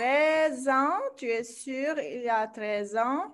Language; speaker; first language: French; non-native, fluent; Arabic